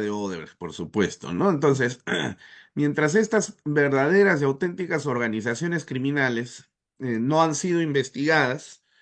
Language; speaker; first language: Spanish; native; Spanish